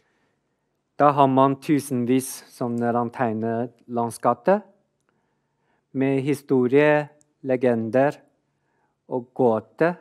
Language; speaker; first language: Norwegian; non-native, fluent; Chinese